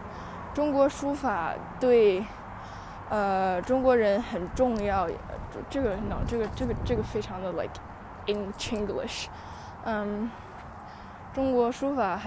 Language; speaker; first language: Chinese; early bilingual, heritage; Chinese